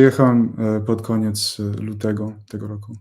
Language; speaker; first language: Polish; non-native, fluent; English